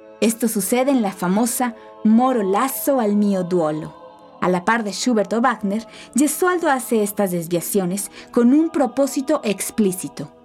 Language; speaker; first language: Spanish; native; Spanish